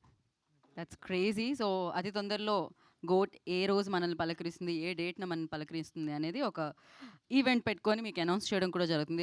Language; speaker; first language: Telugu; native; Telugu